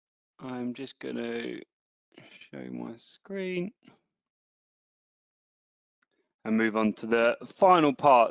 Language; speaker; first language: English; native; English